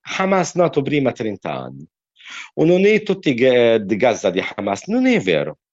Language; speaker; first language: Italian; non-native, learner; Arabic